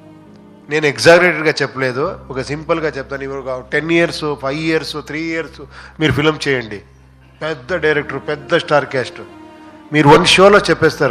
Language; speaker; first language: Telugu; non-native, fluent; Kannada